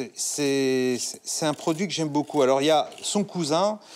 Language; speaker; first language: French; native; French